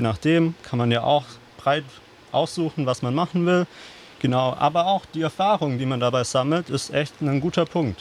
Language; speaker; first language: German; native; German